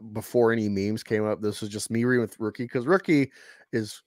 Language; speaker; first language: English; native; English